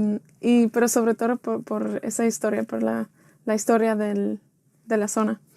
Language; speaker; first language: Spanish; non-native, fluent; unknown